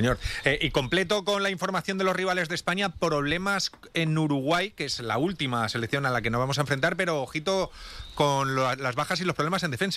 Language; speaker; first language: Spanish; native; Spanish